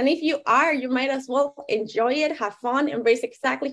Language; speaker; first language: English; non-native, fluent; Spanish